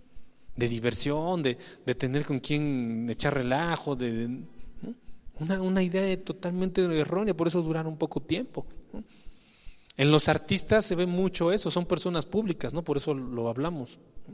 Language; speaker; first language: Spanish; native; Spanish